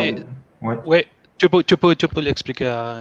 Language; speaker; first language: French; non-native, learner; Spanish